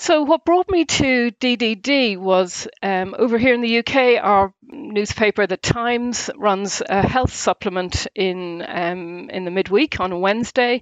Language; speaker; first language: English; native; English